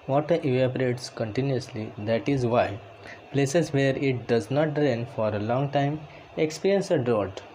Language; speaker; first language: English; non-native, local second language; Marathi